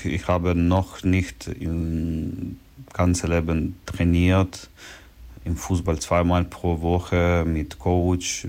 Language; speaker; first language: German; non-native, learner; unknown